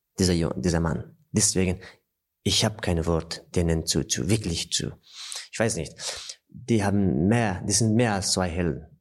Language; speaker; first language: German; non-native, fluent; Persian